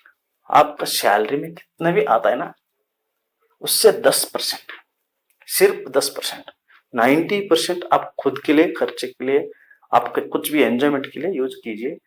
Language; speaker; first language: Hindi; non-native, local second language; Kannada